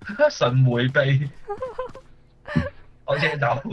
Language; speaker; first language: Chinese; native; Chinese